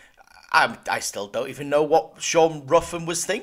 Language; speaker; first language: English; native; English